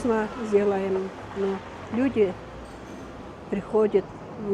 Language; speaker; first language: Russian; non-native, local second language; Kyrgyz